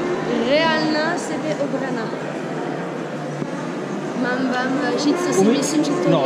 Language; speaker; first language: Czech; non-native, fluent; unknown